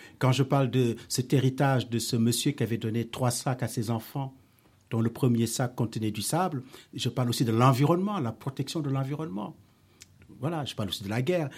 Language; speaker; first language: French; non-native, local second language; Wolof